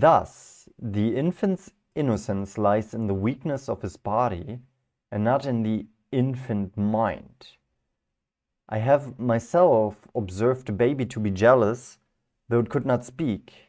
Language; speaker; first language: English; non-native, fluent; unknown